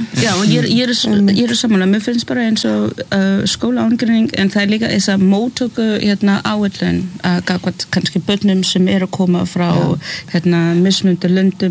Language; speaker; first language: Icelandic; early bilingual, other home language; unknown